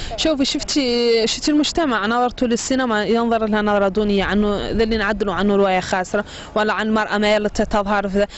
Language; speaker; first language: Arabic; native; Arabic